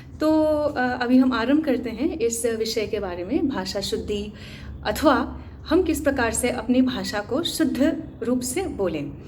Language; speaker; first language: Hindi; non-native, local second language; Assamese